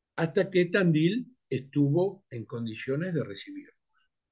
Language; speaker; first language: Spanish; native; Spanish